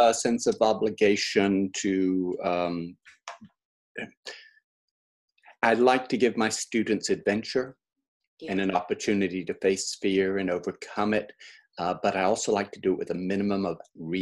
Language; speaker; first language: English; native; English